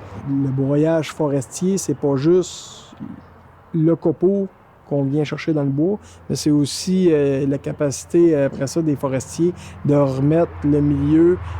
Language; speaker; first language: French; native; French